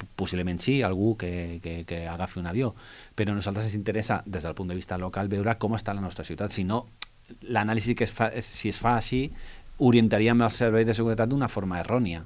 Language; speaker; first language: Catalan; non-native, local second language; Spanish